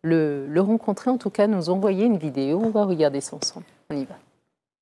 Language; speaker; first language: French; native; French